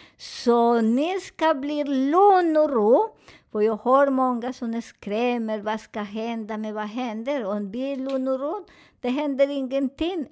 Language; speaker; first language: Swedish; non-native, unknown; Spanish